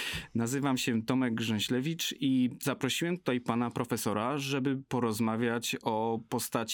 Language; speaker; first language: Polish; native; Polish